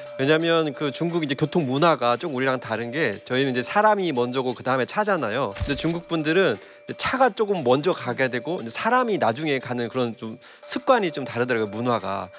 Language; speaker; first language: Korean; native; Korean